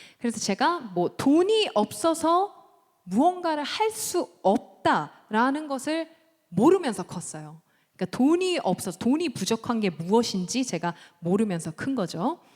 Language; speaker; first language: Korean; early bilingual, heritage; Korean